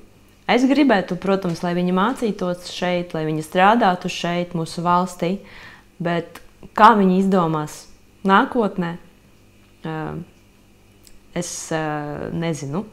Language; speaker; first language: Latvian; non-native, local second language; Russian